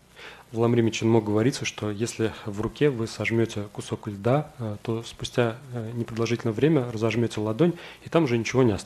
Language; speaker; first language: Russian; native; Russian